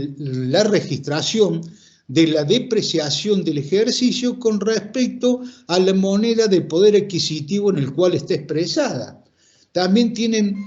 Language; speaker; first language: Spanish; native; Spanish